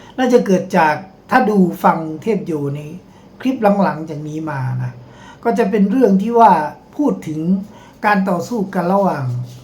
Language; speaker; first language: Thai; native; Thai